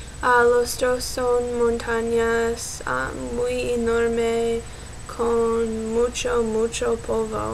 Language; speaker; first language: Spanish; non-native, learner; English